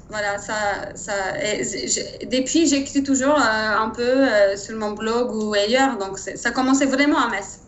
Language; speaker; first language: French; non-native, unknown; Turkish